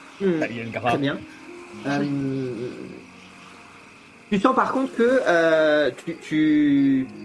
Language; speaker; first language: French; native; French